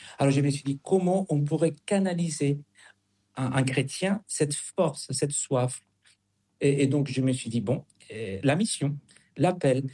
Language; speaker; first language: French; non-native, fluent; Spanish